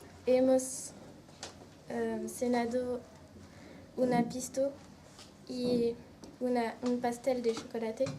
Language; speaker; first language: Spanish; non-native, learner; French